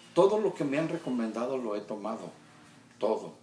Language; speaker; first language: Spanish; early bilingual, heritage; Spanish